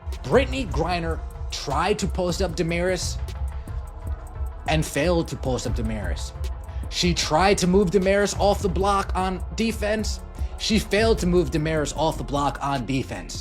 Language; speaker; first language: English; native; English